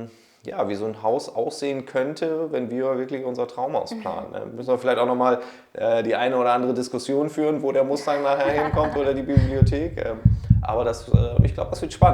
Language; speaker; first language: German; native; German